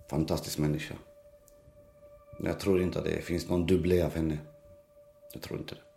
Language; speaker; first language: Swedish; early bilingual, other home language; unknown